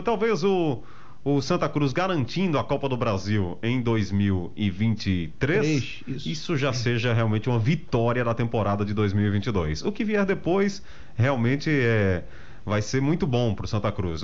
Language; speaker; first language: Portuguese; native; Portuguese